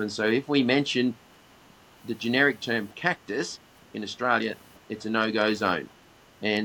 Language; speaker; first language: English; native; English